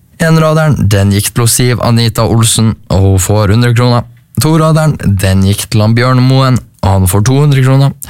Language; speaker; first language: Norwegian; native; Norwegian